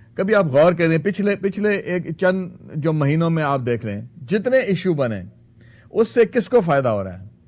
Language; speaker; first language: Urdu; native; Urdu